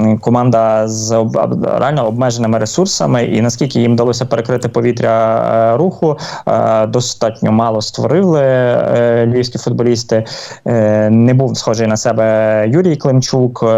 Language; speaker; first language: Ukrainian; native; Ukrainian